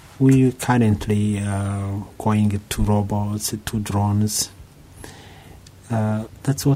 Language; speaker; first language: English; non-native, local second language; Kinyarwanda